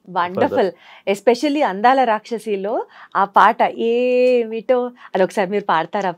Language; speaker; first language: Telugu; native; Telugu